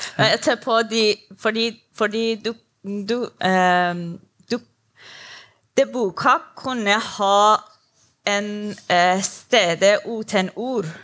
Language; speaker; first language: Norwegian; non-native, learner; Persian